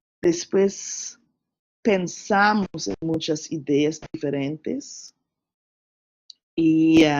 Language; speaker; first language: Spanish; non-native, learner; English